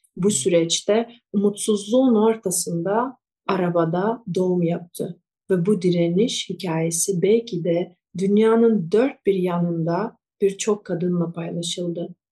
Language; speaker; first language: Turkish; non-native, fluent; Russian